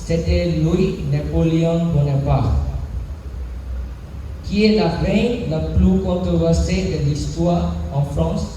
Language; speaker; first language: French; non-native, learner; Sinhala